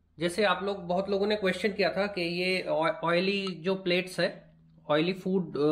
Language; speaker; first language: Hindi; non-native, local second language; Bangla